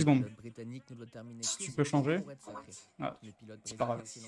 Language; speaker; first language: French; native; French